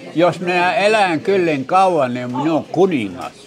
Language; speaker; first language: Finnish; early bilingual, other home language; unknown